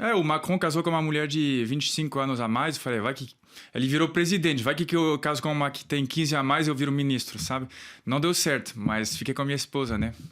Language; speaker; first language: Portuguese; non-native, fluent; French